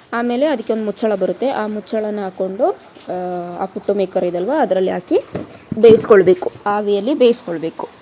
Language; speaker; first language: Kannada; non-native, local second language; Kodava